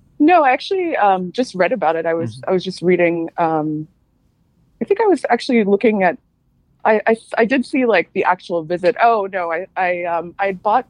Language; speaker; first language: English; native; English